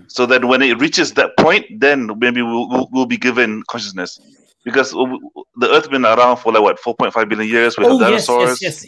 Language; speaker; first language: English; non-native, local second language; Malay